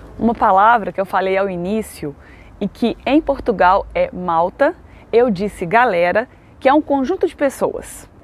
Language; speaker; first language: Portuguese; native; Portuguese